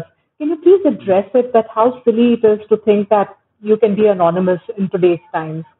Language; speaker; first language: English; non-native, local second language; Hindi